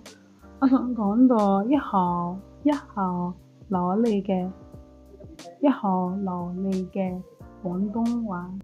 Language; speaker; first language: Cantonese; non-native, learner; English